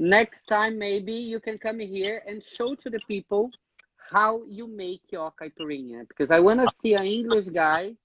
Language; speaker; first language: English; non-native, fluent; Portuguese